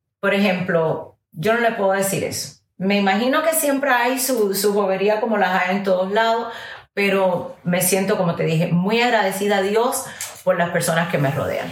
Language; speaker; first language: Spanish; early bilingual, heritage; English